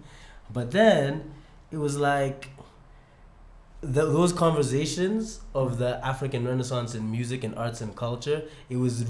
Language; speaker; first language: English; non-native, local second language; Ganda